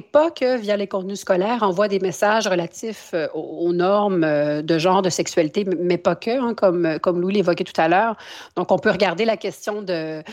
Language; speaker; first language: French; native; French